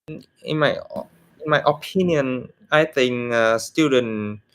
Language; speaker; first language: English; non-native, learner; Vietnamese